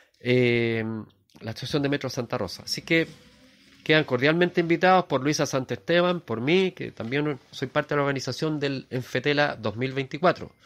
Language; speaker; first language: Spanish; native; Spanish